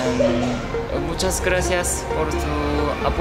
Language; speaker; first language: Spanish; non-native, learner; Korean